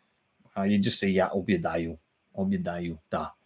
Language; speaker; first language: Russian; non-native, learner; English